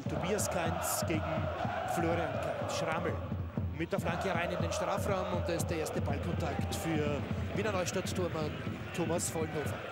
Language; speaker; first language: German; native; German